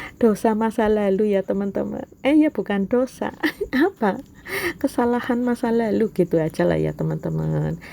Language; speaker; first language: Indonesian; non-native, local second language; Javanese